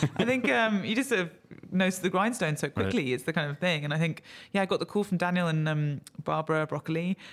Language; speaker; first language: English; native; English